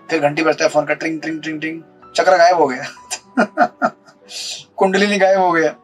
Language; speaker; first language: Hindi; non-native, local second language; Marathi